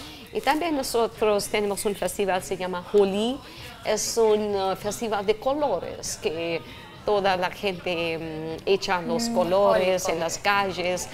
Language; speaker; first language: Spanish; non-native, fluent; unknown